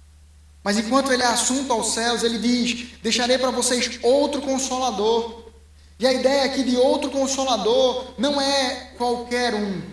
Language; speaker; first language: Portuguese; native; Portuguese